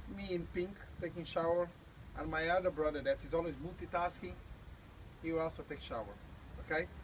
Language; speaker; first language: English; non-native, learner; Portuguese